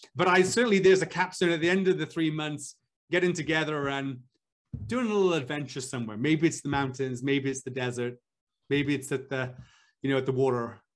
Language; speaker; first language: English; native; English